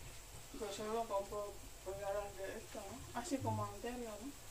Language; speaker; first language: Spanish; non-native, learner; Indonesian